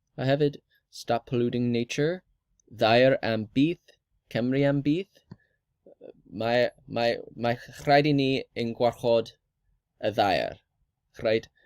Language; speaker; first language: Welsh; non-native, learner; English